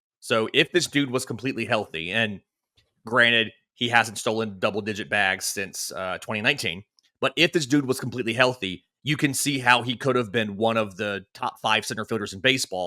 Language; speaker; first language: English; native; English